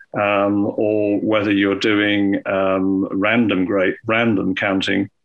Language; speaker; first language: English; native; English